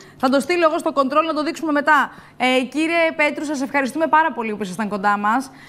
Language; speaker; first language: Greek; native; Greek